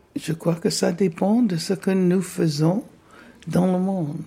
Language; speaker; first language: French; non-native, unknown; English